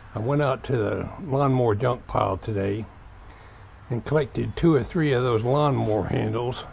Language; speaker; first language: English; native; English